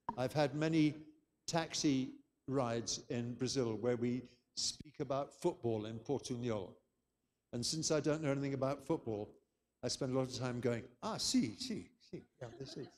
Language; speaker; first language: English; native; English